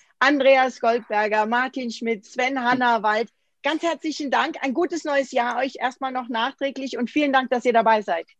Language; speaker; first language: German; native; German